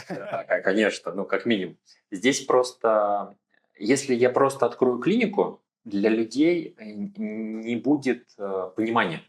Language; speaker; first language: Russian; native; Russian